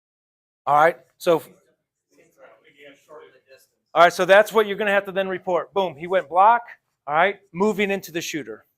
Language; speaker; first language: English; native; English